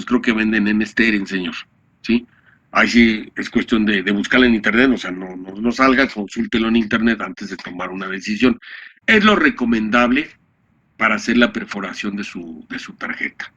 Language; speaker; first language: Spanish; native; Spanish